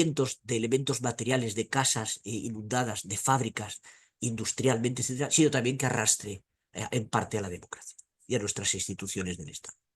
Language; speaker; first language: Spanish; native; Spanish